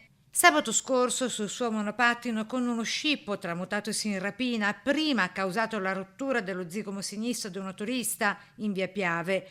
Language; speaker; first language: Italian; native; Italian